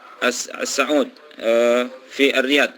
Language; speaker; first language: Arabic; non-native, fluent; Indonesian